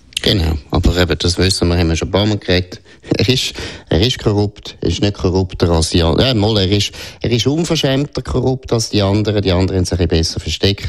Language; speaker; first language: German; native; German